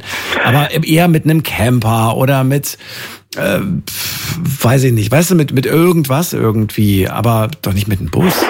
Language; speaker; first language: German; native; German